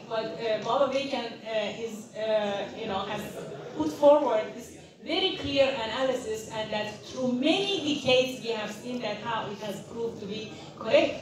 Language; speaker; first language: English; non-native, fluent; Persian